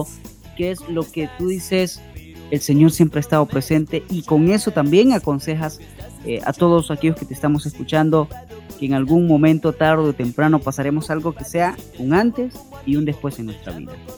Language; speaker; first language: Spanish; native; Spanish